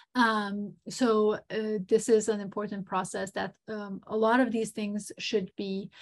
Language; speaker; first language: English; non-native, fluent; Serbian